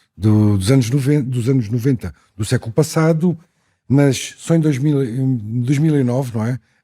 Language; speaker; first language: Portuguese; native; Portuguese